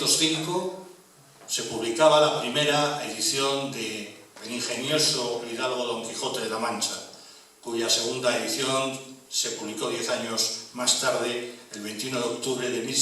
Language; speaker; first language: Spanish; native; Spanish